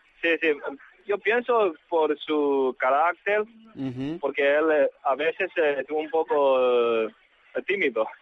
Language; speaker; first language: Portuguese; non-native, learner; Chinese